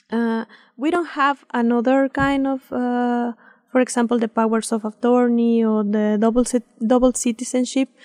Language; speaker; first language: English; non-native, fluent; Spanish